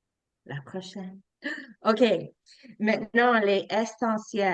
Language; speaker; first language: French; non-native, learner; English